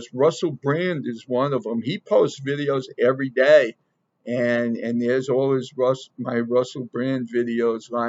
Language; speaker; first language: English; native; English